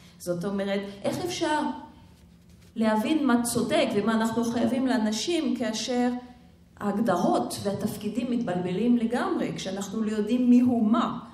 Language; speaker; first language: Hebrew; non-native, fluent; French